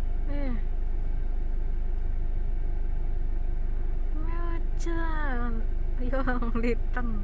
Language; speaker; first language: Chinese; non-native, learner; Indonesian